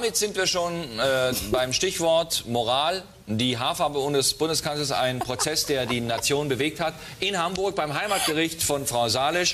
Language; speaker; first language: German; native; German